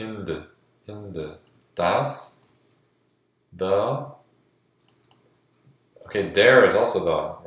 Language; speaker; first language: German; non-native, learner; English